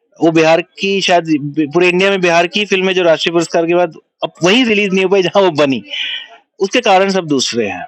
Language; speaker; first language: Hindi; non-native, local second language; Bhojpuri